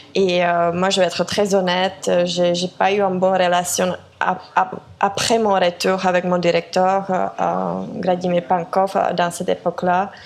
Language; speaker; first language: French; non-native, fluent; Czech